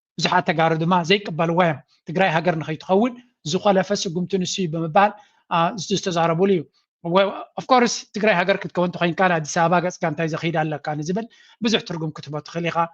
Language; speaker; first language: Tigrinya; native; Tigrinya